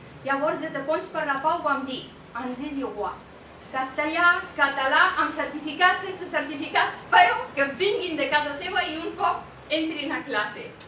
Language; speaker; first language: Catalan; non-native, fluent; Persian